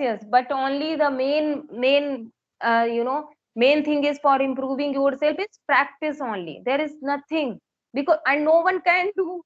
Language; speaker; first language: English; non-native, local second language; Hindi